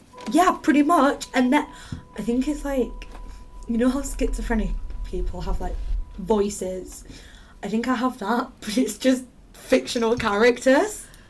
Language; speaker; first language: English; native; English